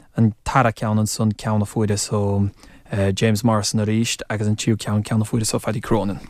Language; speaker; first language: Irish; non-native, fluent; English